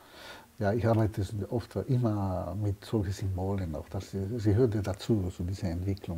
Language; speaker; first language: German; non-native, fluent; Spanish